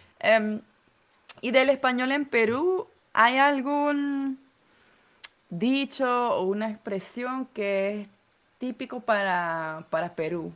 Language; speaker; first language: Spanish; non-native, fluent; Dutch